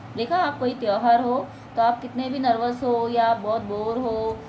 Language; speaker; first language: Hindi; non-native, local second language; Marathi